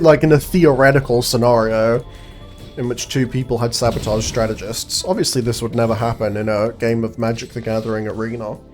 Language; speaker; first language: English; native; English